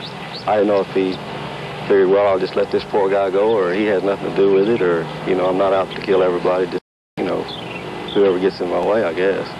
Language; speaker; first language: English; native; English